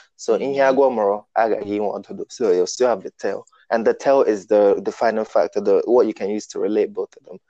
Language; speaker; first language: English; non-native, local second language; Igbo